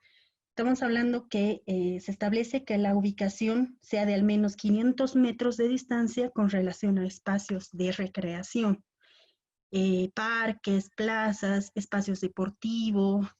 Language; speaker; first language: Spanish; native; Spanish